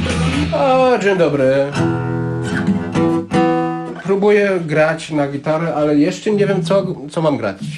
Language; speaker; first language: Polish; non-native, learner; German